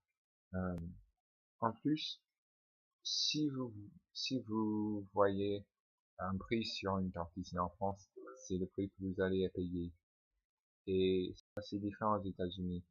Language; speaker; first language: French; non-native, fluent; English